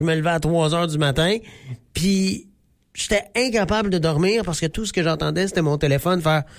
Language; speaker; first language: French; native; French